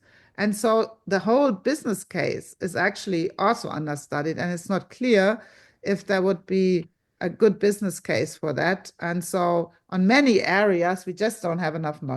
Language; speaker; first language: English; non-native, fluent; German